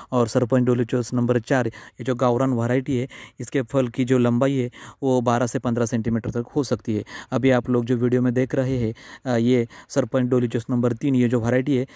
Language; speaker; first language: Hindi; non-native, local second language; Marathi